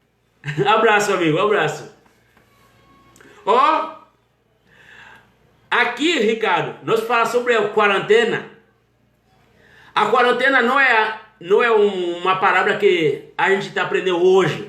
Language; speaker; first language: Portuguese; non-native, learner; Haitian Creole